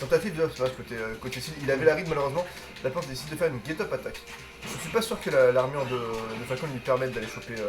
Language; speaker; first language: French; native; French